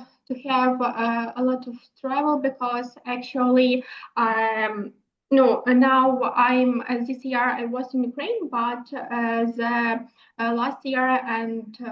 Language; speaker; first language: English; non-native, learner; Ukrainian